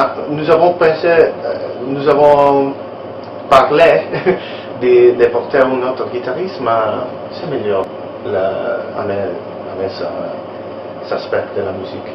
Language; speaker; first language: French; non-native, learner; Italian